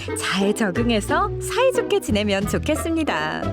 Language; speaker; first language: Korean; native; Korean